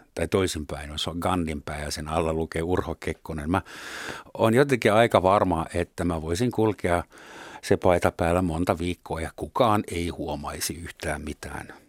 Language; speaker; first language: Finnish; non-native, fluent; German